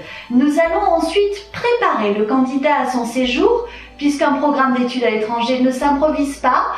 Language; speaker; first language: French; native; French